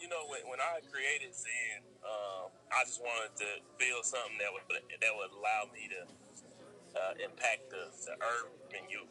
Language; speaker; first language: English; native; English